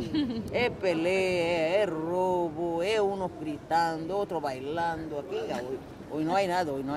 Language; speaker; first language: Spanish; non-native, fluent; Kabuverdianu